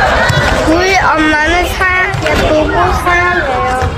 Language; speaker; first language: Korean; early bilingual, heritage; Korean